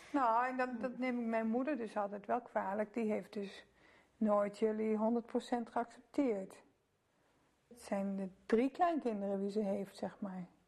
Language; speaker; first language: Dutch; native; Dutch